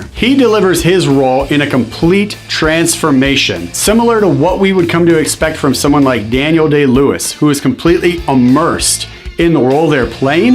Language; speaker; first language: English; native; English